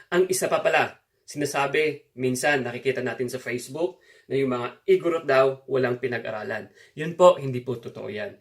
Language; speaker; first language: Filipino; non-native, local second language; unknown